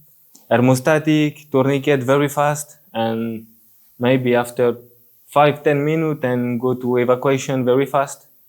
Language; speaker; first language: English; non-native, learner; French